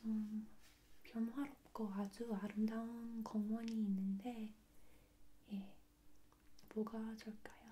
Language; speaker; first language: Korean; non-native, fluent; English